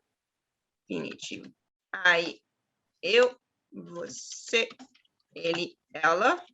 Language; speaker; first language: Portuguese; non-native, fluent; German